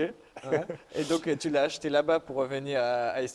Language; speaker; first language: French; native; French